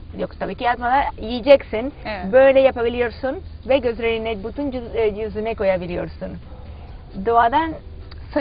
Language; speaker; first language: Turkish; non-native, learner; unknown